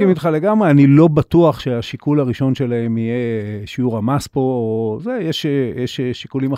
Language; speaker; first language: Hebrew; native; Hebrew